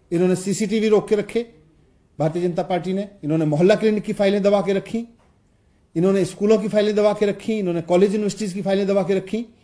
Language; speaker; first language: Hindi; native; Hindi